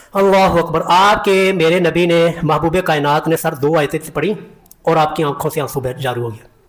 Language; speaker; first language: Urdu; non-native, local second language; Punjabi